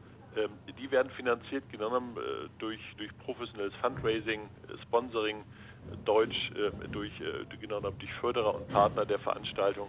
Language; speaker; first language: German; native; German